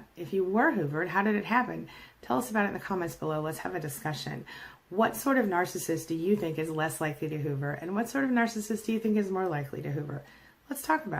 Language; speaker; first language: English; native; English